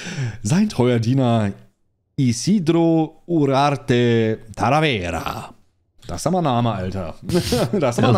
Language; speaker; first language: German; native; German